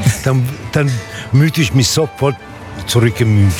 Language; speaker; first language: German; non-native, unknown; Italian